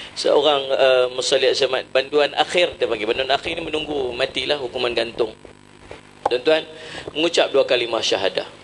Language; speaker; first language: Malay; native; Malay